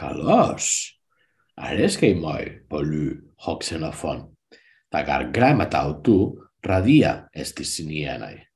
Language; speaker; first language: Greek; non-native, learner; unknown